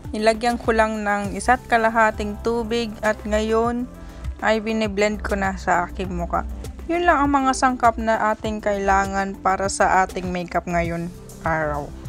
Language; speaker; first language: Filipino; native; Filipino